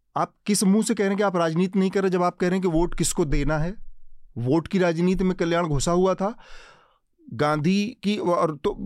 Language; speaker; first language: Hindi; native; Hindi